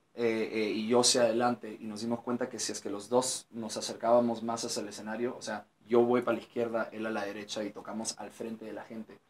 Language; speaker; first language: Spanish; early bilingual, heritage; Spanish